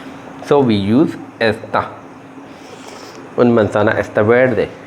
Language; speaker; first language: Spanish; non-native, learner; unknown